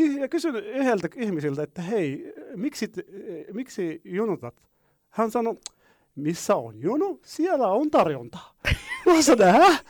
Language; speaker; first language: Finnish; non-native, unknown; Arabic